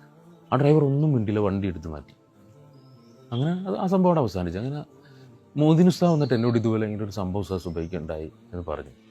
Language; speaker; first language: Malayalam; native; Malayalam